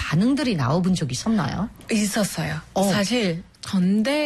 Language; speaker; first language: Korean; non-native, fluent; Arabic